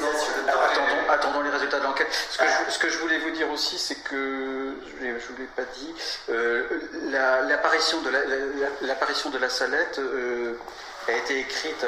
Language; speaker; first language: French; native; French